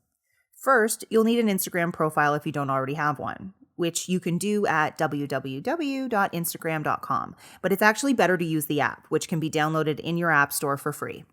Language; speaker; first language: English; native; English